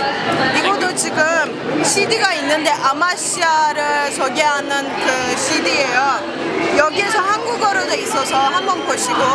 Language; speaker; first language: Korean; non-native, fluent; Turkish